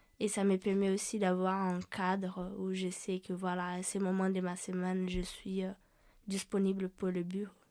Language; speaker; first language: French; non-native, fluent; Portuguese